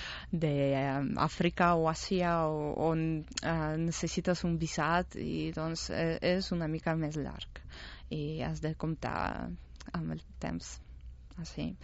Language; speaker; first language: Catalan; non-native, fluent; Russian